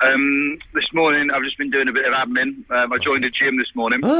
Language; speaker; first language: English; native; English